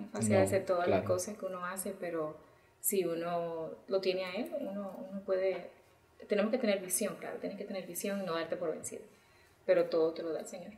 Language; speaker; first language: Spanish; early bilingual, heritage; Spanish